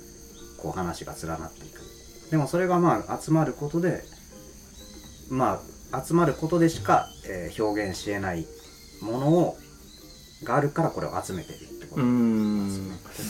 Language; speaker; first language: Japanese; native; Japanese